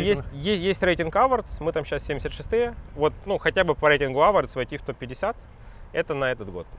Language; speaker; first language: Russian; native; Russian